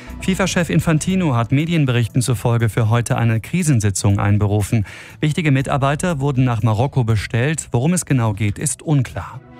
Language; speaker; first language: German; native; German